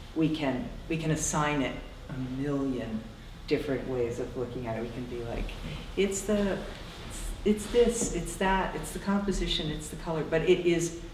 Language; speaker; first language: English; native; English